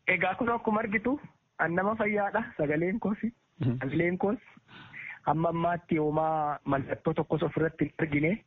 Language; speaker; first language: Oromo; native; Oromo